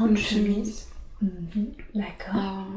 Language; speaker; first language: French; native; French